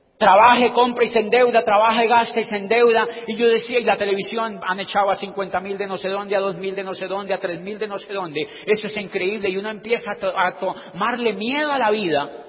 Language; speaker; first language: Spanish; native; Spanish